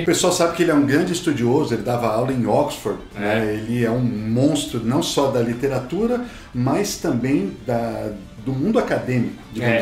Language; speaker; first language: Portuguese; native; Portuguese